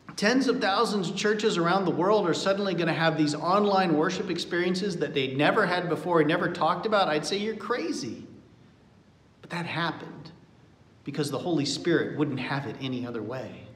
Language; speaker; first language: English; native; English